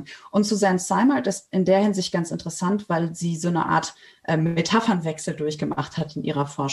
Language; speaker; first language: German; native; German